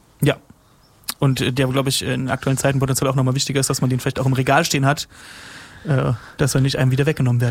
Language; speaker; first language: German; native; German